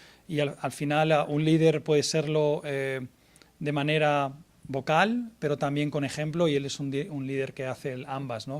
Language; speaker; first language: Spanish; native; Spanish